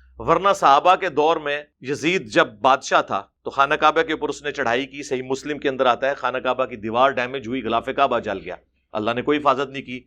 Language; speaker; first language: Urdu; non-native, local second language; Punjabi